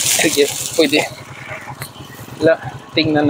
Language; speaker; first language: Filipino; non-native, learner; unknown